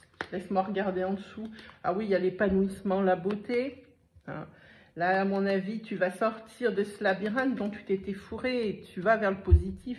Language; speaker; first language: French; native; French